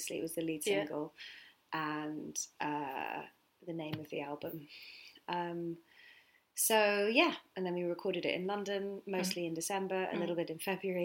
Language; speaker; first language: English; native; English